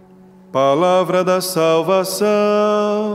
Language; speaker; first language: Portuguese; native; Portuguese